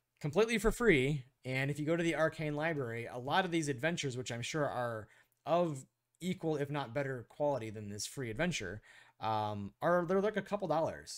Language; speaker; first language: English; native; English